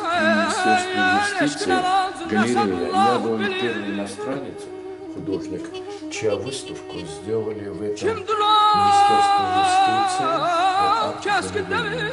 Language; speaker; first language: Russian; non-native, local second language; Azerbaijani